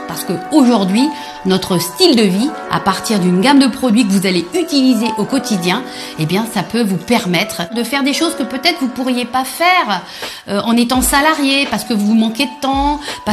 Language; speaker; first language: French; native; French